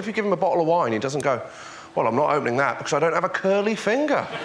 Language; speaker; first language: English; native; English